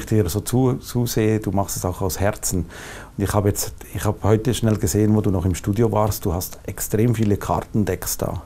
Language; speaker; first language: German; native; German